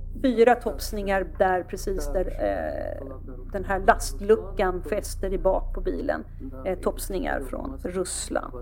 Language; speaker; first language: Swedish; native; Swedish